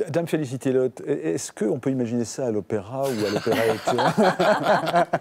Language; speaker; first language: French; native; French